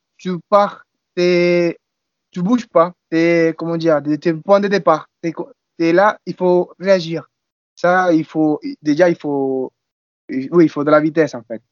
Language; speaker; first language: French; non-native, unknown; Spanish